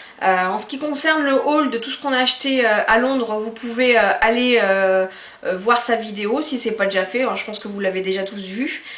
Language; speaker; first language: French; native; French